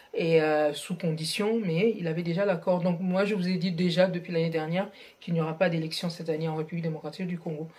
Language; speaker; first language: French; non-native, local second language; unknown